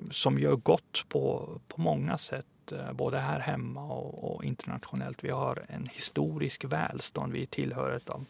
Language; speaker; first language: Swedish; early bilingual, other home language; Persian